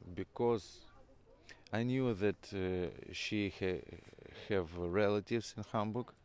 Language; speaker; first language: English; non-native, fluent; Norwegian